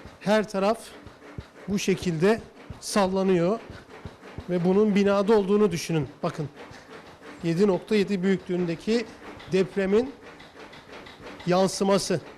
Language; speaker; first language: Turkish; native; Turkish